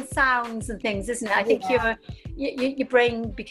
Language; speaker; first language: English; native; English